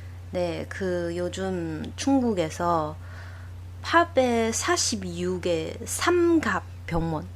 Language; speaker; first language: Korean; non-native, learner; Chinese